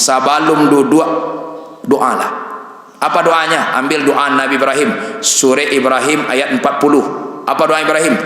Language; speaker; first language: Malay; non-native, local second language; Minangkabau